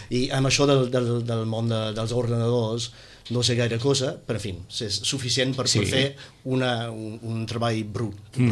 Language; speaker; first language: Catalan; non-native, fluent; English